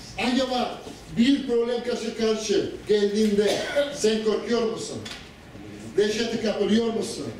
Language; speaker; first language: Turkish; non-native, fluent; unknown